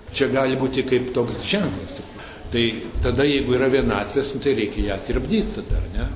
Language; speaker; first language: Lithuanian; early bilingual, heritage; Lithuanian